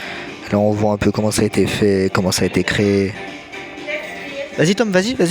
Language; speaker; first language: French; native; French